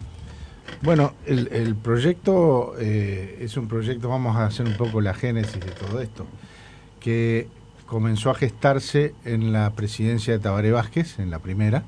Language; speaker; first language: Spanish; native; Spanish